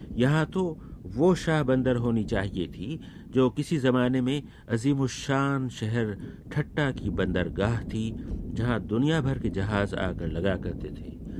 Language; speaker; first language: Urdu; native; Urdu